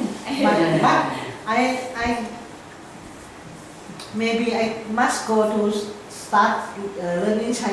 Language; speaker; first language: English; non-native, learner; Thai